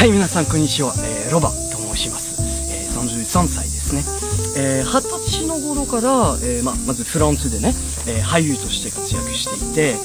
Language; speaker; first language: Japanese; non-native, fluent; French